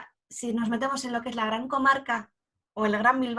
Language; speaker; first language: Spanish; native; Spanish